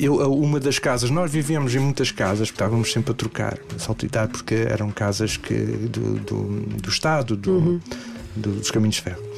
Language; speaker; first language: Portuguese; native; Portuguese